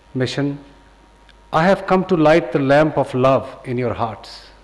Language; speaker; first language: English; non-native, local second language; Punjabi